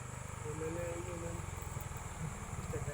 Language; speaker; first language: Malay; non-native, local second language; Sundanese